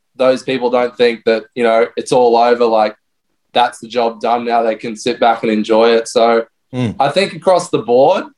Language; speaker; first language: English; native; English